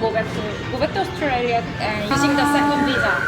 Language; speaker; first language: English; non-native, learner; Korean